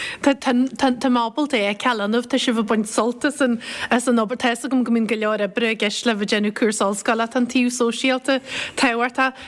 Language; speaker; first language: Irish; native; Irish